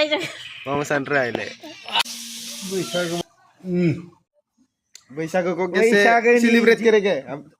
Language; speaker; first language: Hindi; non-native, local second language; Bodo